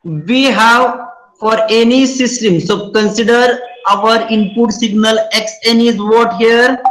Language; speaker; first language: English; non-native, local second language; Marathi